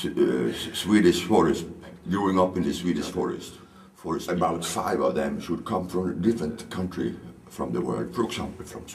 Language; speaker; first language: English; non-native, learner; Swedish